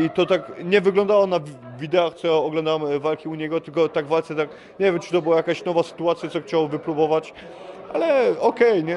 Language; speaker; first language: Polish; early bilingual, heritage; Polish